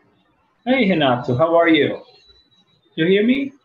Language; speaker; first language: English; non-native, fluent; Portuguese